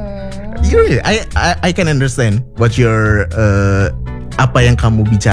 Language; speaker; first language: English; non-native, fluent; Indonesian